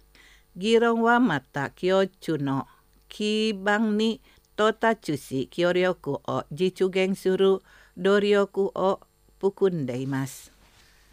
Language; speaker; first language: Japanese; non-native, fluent; Indonesian